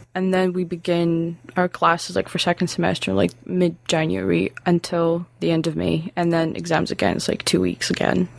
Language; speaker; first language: English; non-native, fluent; Lithuanian